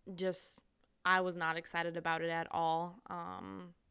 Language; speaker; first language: English; non-native, fluent; German